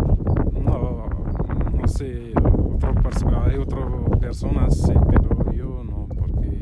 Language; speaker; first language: Spanish; non-native, learner; Arabic